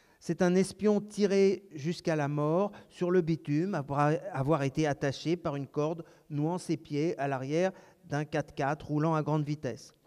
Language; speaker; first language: French; native; French